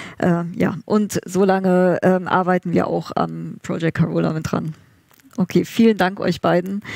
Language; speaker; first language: German; native; German